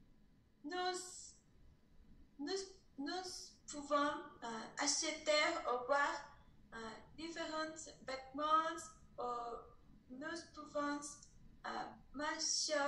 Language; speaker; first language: French; non-native, learner; Spanish